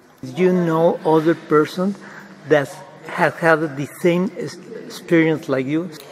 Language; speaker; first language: English; non-native, learner; Spanish